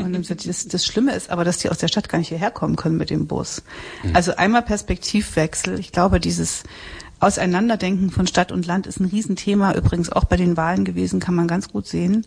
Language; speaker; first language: German; native; German